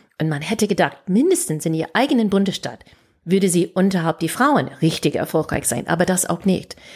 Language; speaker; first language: German; non-native, fluent; English